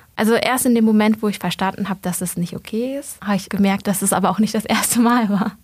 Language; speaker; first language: German; early bilingual, other home language; Vietnamese